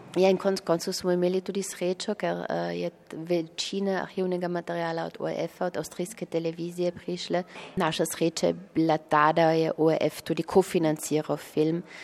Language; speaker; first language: Slovenian; early bilingual, heritage; Slovenian